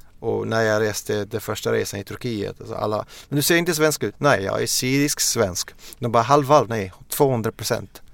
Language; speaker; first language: Swedish; non-native, fluent; Arabic